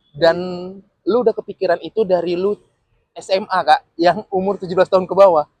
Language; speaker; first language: Indonesian; native; Indonesian